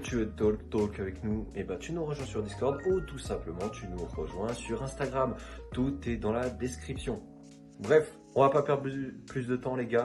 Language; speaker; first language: French; native; French